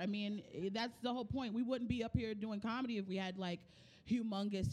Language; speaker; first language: English; native; English